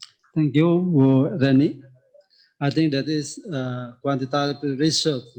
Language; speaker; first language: English; non-native, local second language; Indonesian